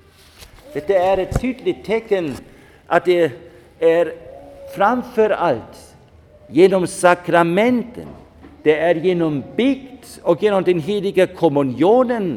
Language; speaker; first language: Swedish; non-native, fluent; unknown